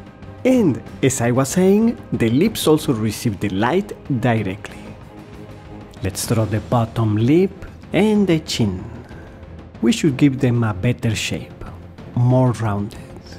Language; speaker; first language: English; non-native, fluent; Spanish